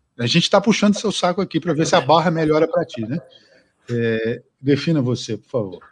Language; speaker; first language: Portuguese; native; Portuguese